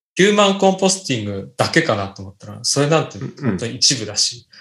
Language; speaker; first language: Japanese; native; Japanese